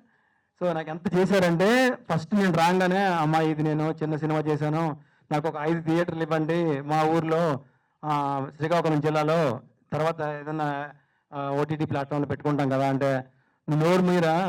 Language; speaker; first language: Telugu; native; Telugu